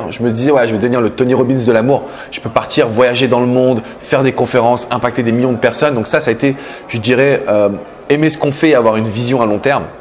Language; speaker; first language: French; native; French